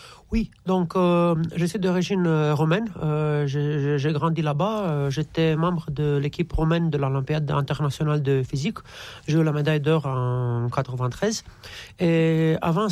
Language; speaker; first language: French; non-native, fluent; Romanian